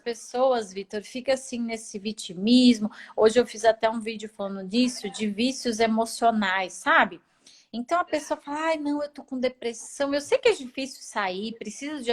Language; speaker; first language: Portuguese; native; Portuguese